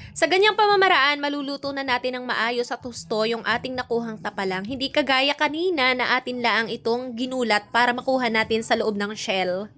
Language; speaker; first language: Filipino; native; Filipino